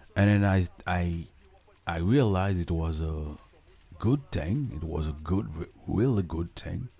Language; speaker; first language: English; non-native, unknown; Haitian Creole